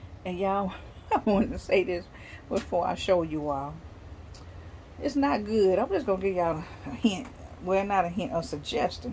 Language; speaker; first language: English; native; English